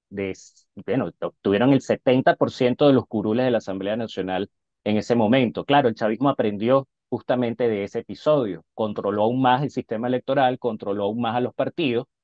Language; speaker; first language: Spanish; native; Spanish